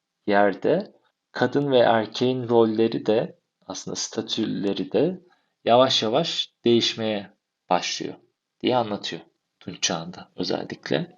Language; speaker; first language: Turkish; native; Turkish